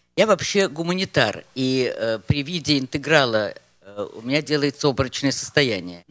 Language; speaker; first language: Russian; native; Russian